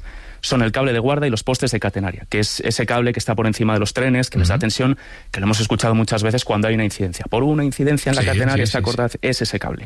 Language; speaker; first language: Spanish; native; Spanish